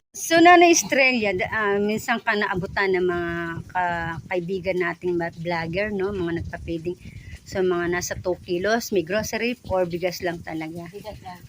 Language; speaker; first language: Filipino; non-native, local second language; Bikol